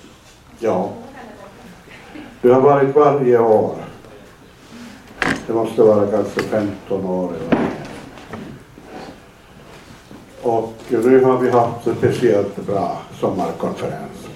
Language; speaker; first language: Swedish; non-native, fluent; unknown